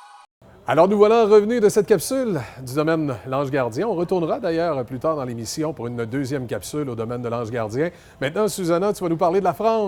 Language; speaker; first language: French; native; French